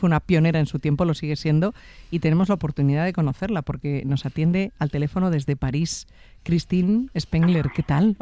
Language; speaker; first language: Spanish; native; Spanish